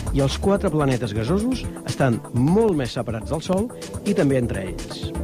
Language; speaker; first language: Catalan; native; Catalan